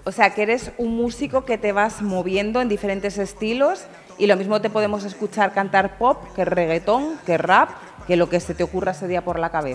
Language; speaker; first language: Spanish; native; Spanish